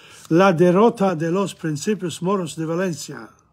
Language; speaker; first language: Spanish; non-native, learner; Italian